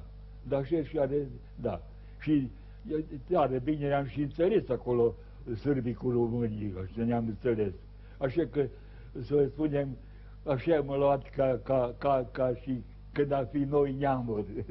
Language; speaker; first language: Romanian; non-native, local second language; Serbian